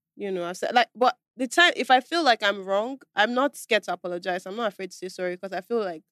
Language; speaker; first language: English; non-native, local second language; Yoruba